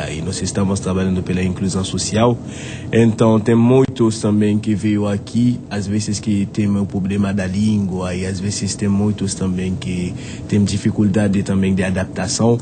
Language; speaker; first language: Portuguese; non-native, fluent; Haitian Creole